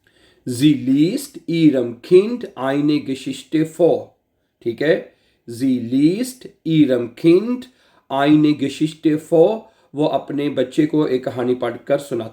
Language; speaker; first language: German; non-native, fluent; Urdu